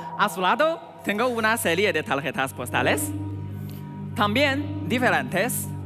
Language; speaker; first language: Spanish; non-native, learner; Chinese